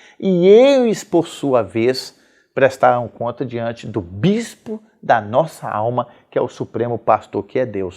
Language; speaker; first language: Portuguese; native; Portuguese